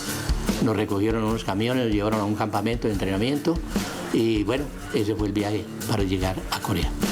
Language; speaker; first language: Spanish; native; Spanish